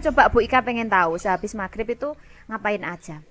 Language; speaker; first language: Indonesian; native; Indonesian